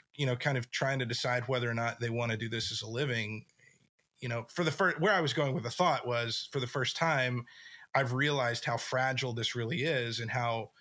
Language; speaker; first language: English; native; English